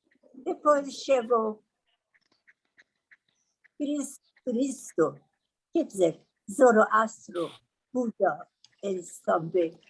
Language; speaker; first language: Portuguese; non-native, learner; Persian